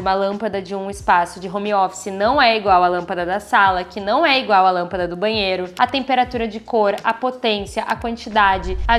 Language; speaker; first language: Portuguese; native; Portuguese